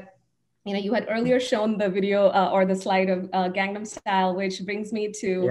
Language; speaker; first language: English; non-native, local second language; Hindi